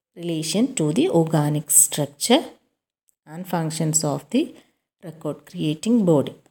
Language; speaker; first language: English; non-native, local second language; Malayalam